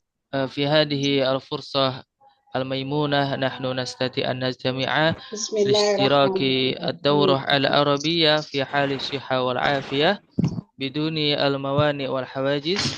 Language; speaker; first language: Arabic; non-native, fluent; Indonesian